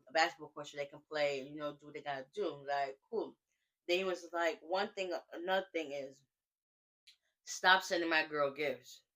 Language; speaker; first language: English; native; English